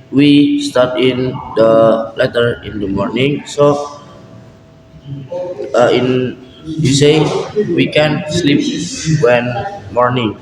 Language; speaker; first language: English; non-native, learner; Indonesian